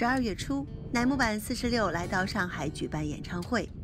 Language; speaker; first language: Chinese; native; Chinese